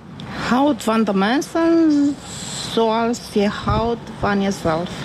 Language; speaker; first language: Dutch; non-native, learner; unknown